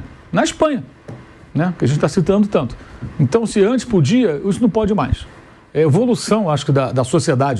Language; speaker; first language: Portuguese; native; Portuguese